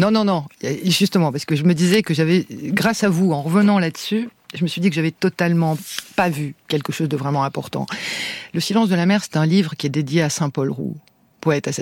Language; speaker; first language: French; native; French